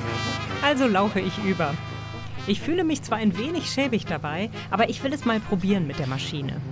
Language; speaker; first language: German; native; German